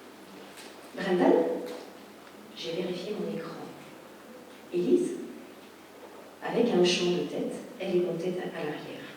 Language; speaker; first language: French; native; French